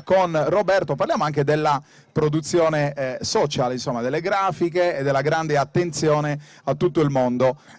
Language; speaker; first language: Italian; native; Italian